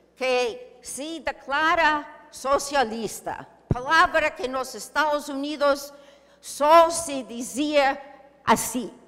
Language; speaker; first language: Portuguese; non-native, learner; English